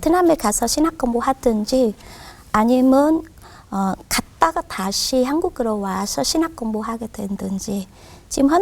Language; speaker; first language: Korean; non-native, fluent; Vietnamese